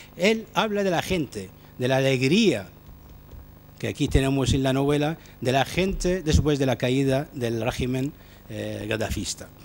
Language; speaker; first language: Spanish; non-native, fluent; Arabic